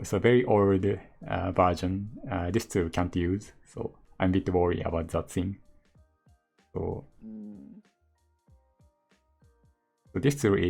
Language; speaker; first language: English; non-native, learner; Japanese